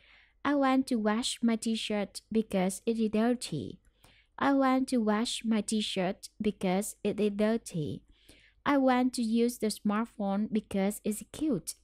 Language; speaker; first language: English; non-native, learner; Vietnamese